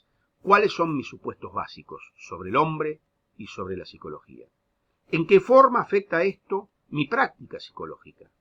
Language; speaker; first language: Spanish; native; Spanish